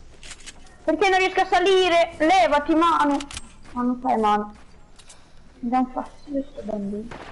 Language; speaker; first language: Italian; native; Italian